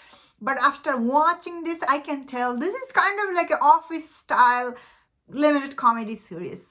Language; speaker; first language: English; non-native, fluent; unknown